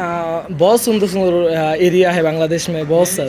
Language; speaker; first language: Hindi; non-native, learner; Bangla